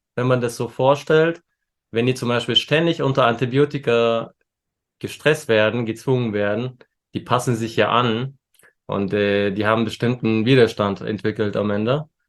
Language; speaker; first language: German; early bilingual, other home language; Turkish